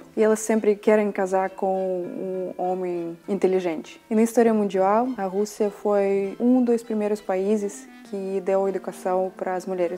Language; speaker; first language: Portuguese; non-native, fluent; Russian